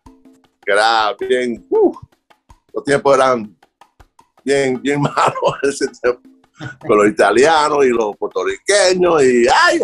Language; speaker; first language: Spanish; early bilingual, other home language; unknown